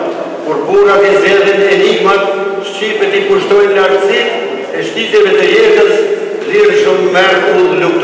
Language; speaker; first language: Albanian; native; Albanian